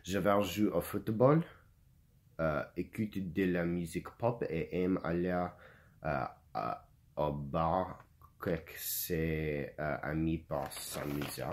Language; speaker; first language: French; non-native, learner; English